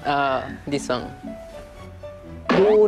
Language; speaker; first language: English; non-native, learner; Japanese